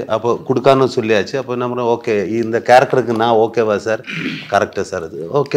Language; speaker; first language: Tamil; non-native, learner; Malayalam